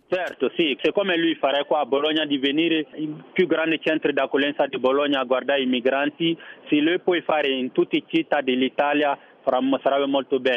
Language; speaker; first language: Italian; non-native, fluent; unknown